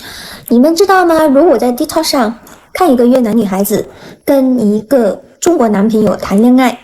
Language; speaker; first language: Chinese; non-native, fluent; Vietnamese